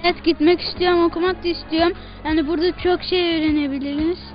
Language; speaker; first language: Turkish; early bilingual, other home language; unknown